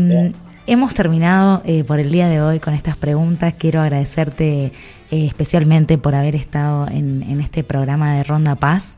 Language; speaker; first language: Spanish; native; Spanish